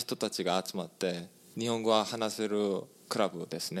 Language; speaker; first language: Japanese; non-native, fluent; English